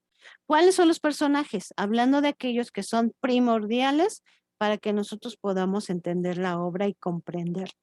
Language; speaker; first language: Spanish; native; Spanish